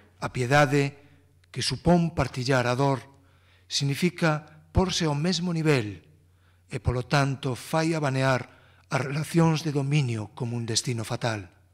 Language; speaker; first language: Galician; native; Galician